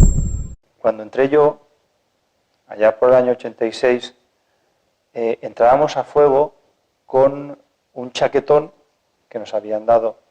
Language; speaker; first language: Spanish; native; Spanish